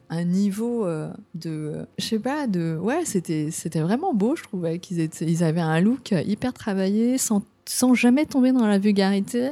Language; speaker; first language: French; early bilingual, other home language; Cantonese